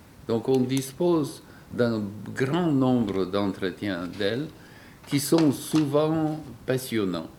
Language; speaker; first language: French; non-native, fluent; Bulgarian